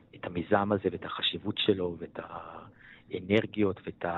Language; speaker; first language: Hebrew; non-native, fluent; Italian